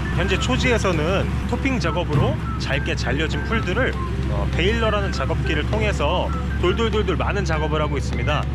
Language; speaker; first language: Korean; native; Korean